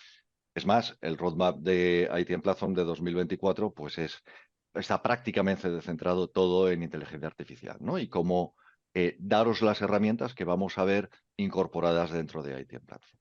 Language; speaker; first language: Spanish; native; Spanish